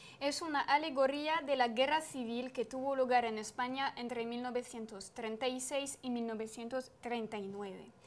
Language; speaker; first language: Spanish; non-native, fluent; French